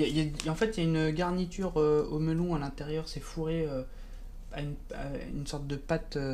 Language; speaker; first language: French; native; French